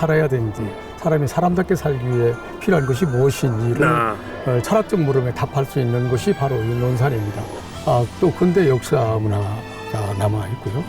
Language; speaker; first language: Korean; native; Korean